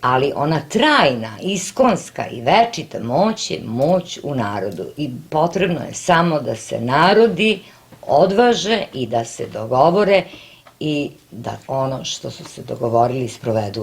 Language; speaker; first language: Bosnian; native; Bosnian